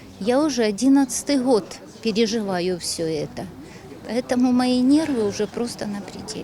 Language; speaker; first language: Russian; native; Russian